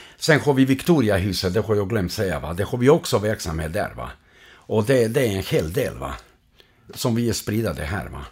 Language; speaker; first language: Swedish; non-native, fluent; Croatian